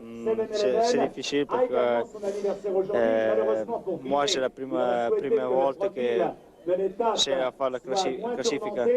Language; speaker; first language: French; non-native, learner; Italian